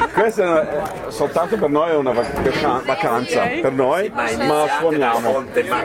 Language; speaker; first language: Italian; non-native, learner; German